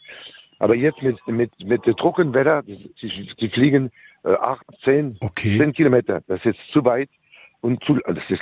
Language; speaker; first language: German; non-native, learner; French